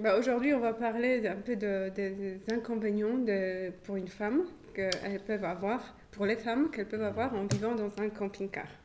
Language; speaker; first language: French; non-native, fluent; Polish